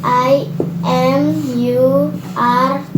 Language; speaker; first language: English; non-native, learner; Indonesian